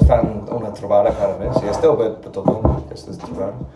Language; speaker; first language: Catalan; non-native, learner; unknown